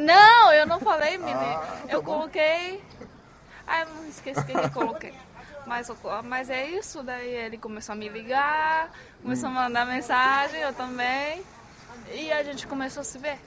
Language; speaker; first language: Portuguese; non-native, fluent; Chinese